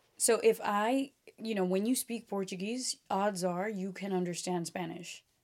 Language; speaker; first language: English; early bilingual, other home language; Portuguese